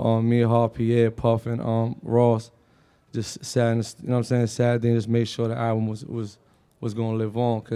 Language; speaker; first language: English; non-native, fluent; Arabic